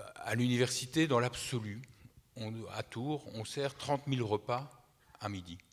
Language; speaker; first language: French; native; French